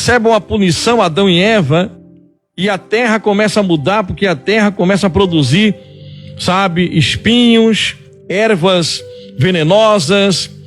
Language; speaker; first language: Portuguese; native; Portuguese